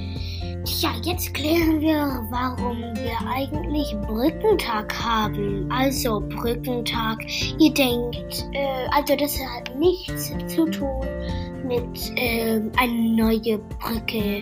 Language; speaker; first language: German; non-native, learner; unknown